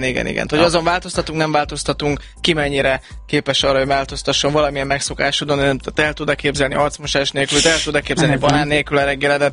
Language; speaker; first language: Hungarian; native; Hungarian